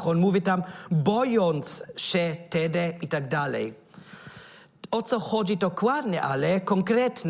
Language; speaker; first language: Polish; non-native, learner; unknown